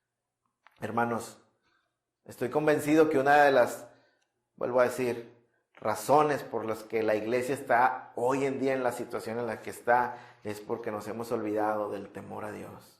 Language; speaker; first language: Spanish; native; Spanish